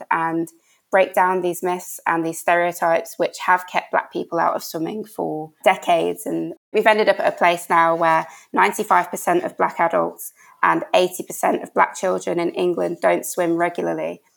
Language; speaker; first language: English; native; English